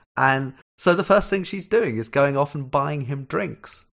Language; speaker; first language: English; native; English